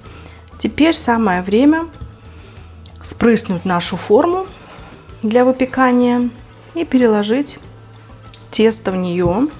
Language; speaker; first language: Russian; native; Russian